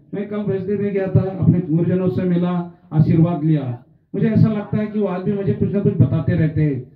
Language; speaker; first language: Hindi; non-native, local second language; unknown